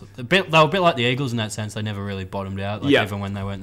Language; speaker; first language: English; native; English